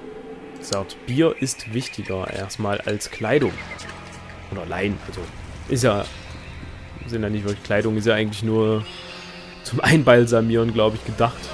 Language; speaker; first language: German; native; German